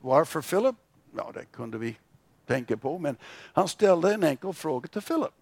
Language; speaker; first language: Swedish; non-native, fluent; English